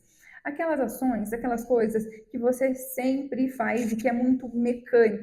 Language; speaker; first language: Portuguese; native; Portuguese